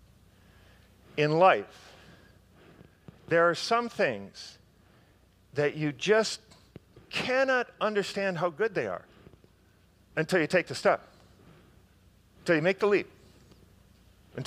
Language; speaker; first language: English; native; English